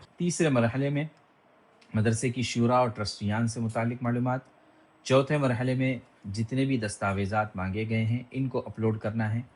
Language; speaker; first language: Urdu; native; Urdu